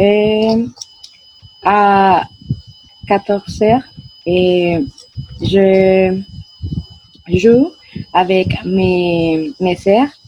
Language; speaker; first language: French; non-native, learner; Spanish